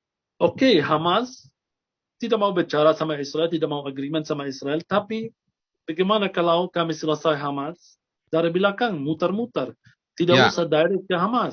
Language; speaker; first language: Indonesian; non-native, fluent; Arabic